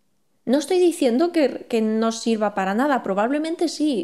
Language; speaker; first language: Spanish; native; Spanish